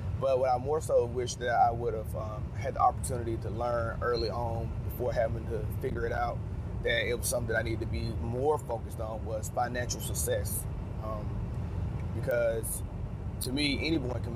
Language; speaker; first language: English; native; English